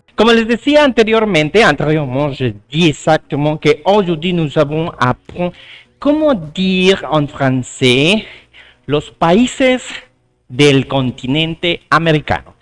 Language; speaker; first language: French; non-native, learner; Spanish